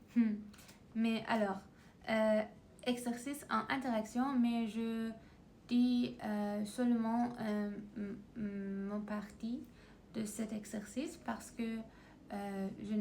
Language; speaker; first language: French; non-native, learner; Persian